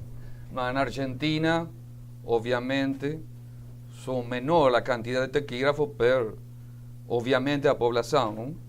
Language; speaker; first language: Portuguese; non-native, learner; Spanish